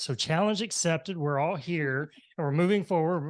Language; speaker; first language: English; native; English